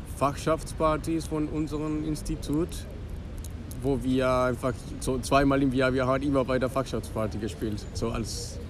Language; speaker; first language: German; non-native, fluent; Spanish